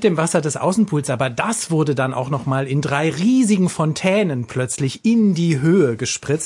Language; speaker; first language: German; native; German